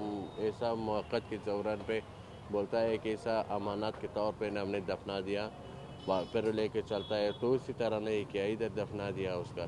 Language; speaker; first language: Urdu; non-native, learner; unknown